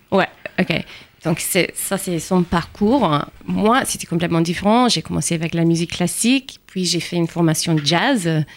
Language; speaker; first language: French; non-native, fluent; English